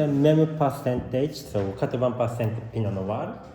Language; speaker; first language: French; non-native, learner; Japanese